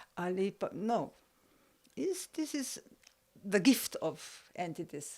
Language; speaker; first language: English; non-native, learner; Slovenian